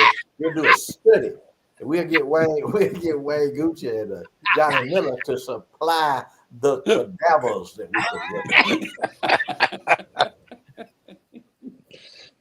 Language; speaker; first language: English; native; English